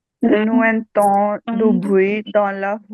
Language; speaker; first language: French; non-native, learner; Punjabi